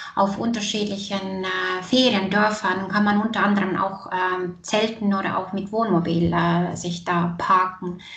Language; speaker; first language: German; non-native, fluent; Estonian